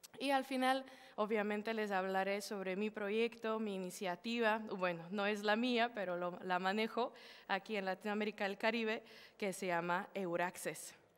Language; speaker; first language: Spanish; non-native, fluent; Slovak